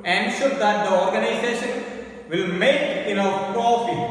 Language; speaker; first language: English; non-native, local second language; Malayalam